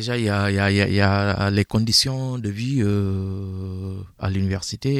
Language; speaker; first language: French; non-native, local second language; Fula